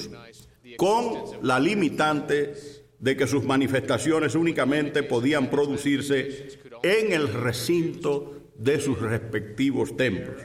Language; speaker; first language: Spanish; native; Spanish